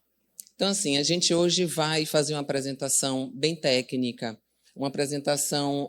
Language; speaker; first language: Portuguese; native; Portuguese